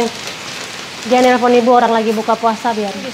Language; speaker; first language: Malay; non-native, local second language; Javanese